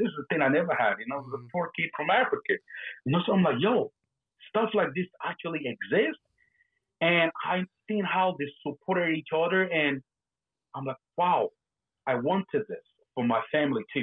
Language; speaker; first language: English; native; English